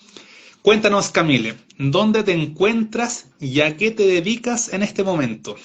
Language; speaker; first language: Spanish; native; Spanish